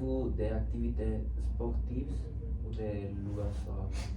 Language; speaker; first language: French; non-native, learner; Spanish